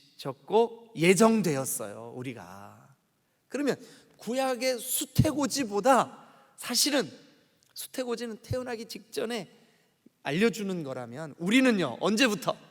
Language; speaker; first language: Korean; native; Korean